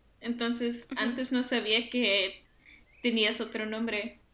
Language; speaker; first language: Spanish; early bilingual, heritage; Spanish